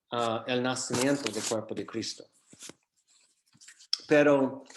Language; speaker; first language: Spanish; non-native, fluent; English